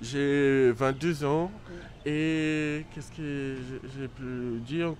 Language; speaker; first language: French; non-native, learner; Portuguese